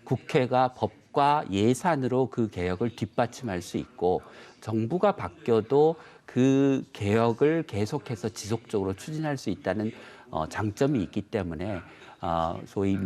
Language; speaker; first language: Korean; native; Korean